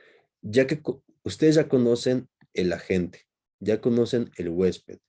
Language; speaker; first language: Spanish; native; Spanish